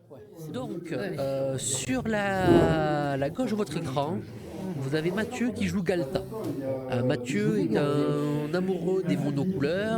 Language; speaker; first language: French; native; French